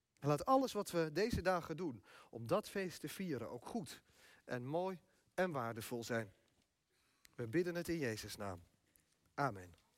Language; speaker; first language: Dutch; native; Dutch